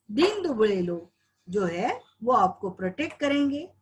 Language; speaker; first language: Hindi; non-native, local second language; Marathi